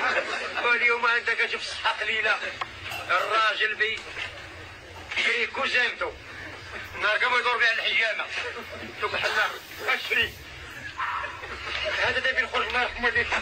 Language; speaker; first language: Arabic; native; Arabic